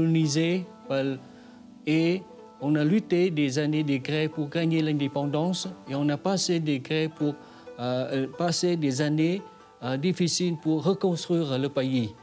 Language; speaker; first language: French; non-native, fluent; Vietnamese